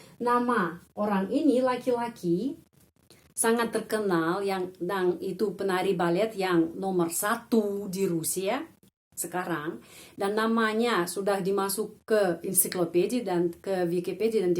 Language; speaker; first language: Indonesian; non-native, fluent; Russian